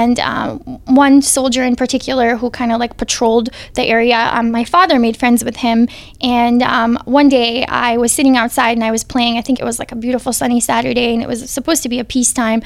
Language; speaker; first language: English; early bilingual, other home language; Bosnian